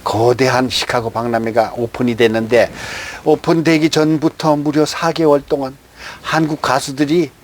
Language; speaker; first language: Korean; native; Korean